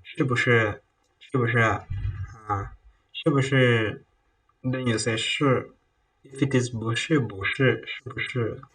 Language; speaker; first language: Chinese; non-native, fluent; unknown